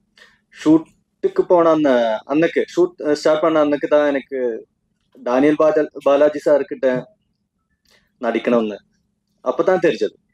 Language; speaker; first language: Tamil; non-native, fluent; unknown